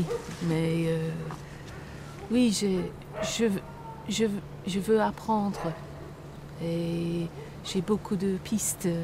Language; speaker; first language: French; non-native, fluent; English